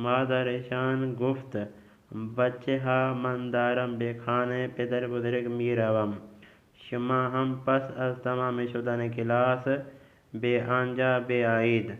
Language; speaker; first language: Persian; non-native, fluent; Urdu